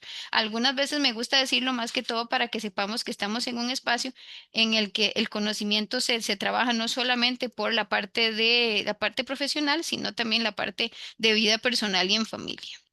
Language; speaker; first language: Spanish; native; Spanish